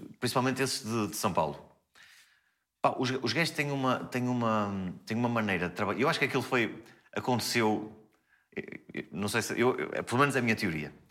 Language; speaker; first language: Portuguese; native; Portuguese